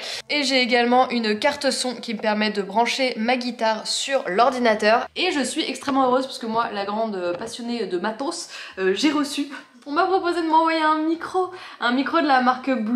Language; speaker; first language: French; native; French